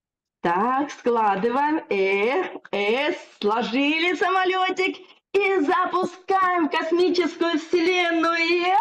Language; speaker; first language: Russian; native; Russian